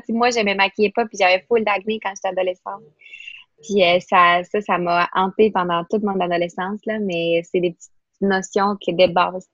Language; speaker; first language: French; non-native, fluent; Spanish